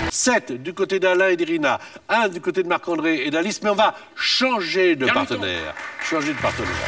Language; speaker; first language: French; native; French